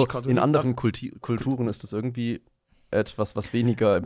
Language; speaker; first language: German; native; German